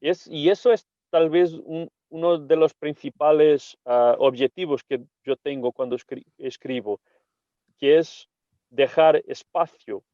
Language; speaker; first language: Spanish; non-native, fluent; Portuguese